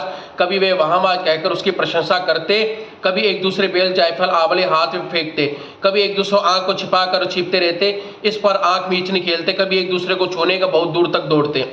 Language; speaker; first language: Hindi; native; Hindi